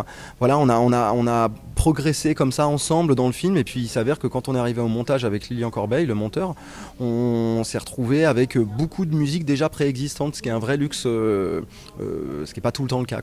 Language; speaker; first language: French; native; French